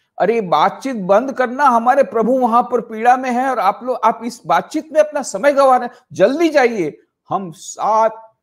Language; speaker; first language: Hindi; non-native, local second language; Gujarati